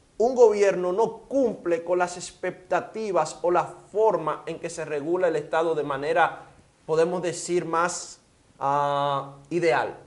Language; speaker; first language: Spanish; native; Spanish